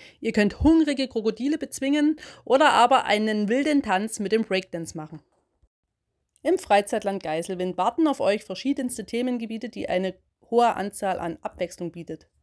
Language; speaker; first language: German; native; German